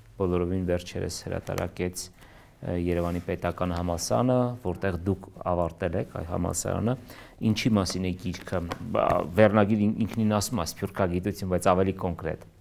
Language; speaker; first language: Armenian; native; Armenian